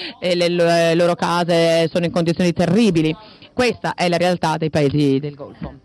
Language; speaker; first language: Italian; non-native, fluent; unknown